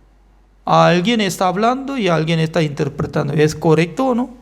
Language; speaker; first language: Spanish; non-native, fluent; Korean